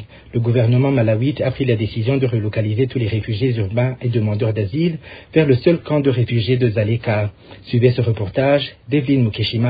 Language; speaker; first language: French; non-native, local second language; Rundi